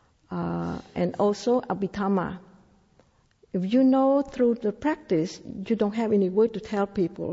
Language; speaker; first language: English; non-native, fluent; Thai